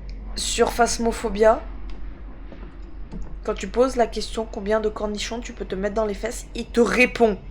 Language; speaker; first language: French; native; French